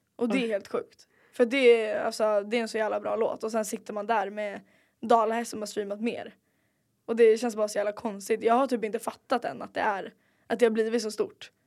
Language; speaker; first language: Swedish; native; Swedish